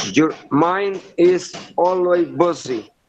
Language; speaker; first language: English; non-native, learner; Spanish